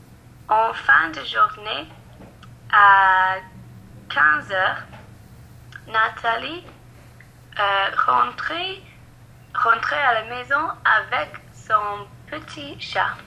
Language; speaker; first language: French; non-native, learner; English